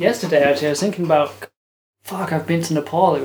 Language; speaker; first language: English; native; English